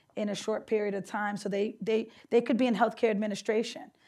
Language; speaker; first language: English; native; English